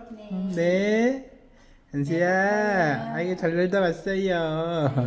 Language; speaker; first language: Korean; native; Korean